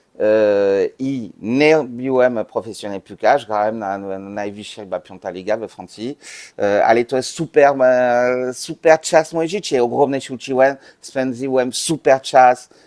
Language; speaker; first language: Polish; non-native, learner; French